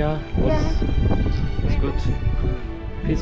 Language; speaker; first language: English; non-native, learner; Korean